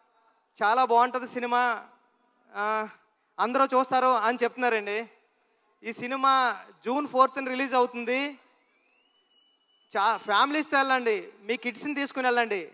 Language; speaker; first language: Telugu; native; Telugu